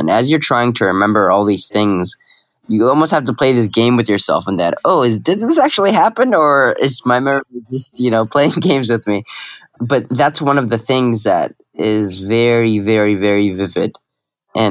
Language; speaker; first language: English; early bilingual, other home language; Arabic